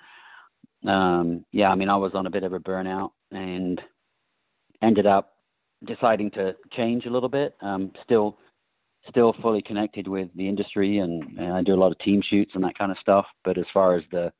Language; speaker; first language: English; native; English